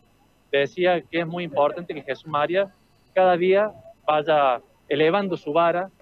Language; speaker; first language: Spanish; native; Spanish